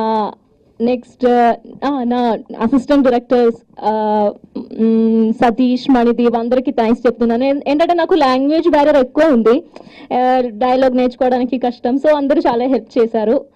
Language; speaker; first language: Telugu; non-native, learner; Malayalam